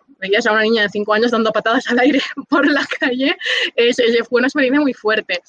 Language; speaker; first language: Spanish; native; Spanish